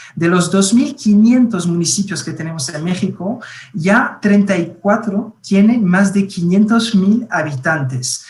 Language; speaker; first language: Spanish; non-native, fluent; French